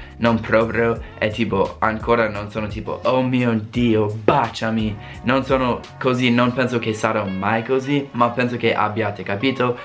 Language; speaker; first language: Italian; non-native, fluent; English